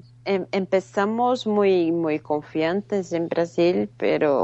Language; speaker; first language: Spanish; non-native, fluent; Portuguese